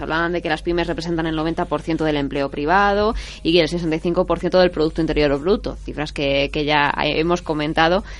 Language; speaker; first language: Spanish; native; Spanish